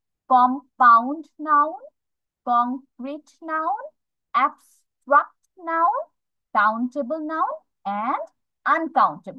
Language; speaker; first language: English; non-native, fluent; Bangla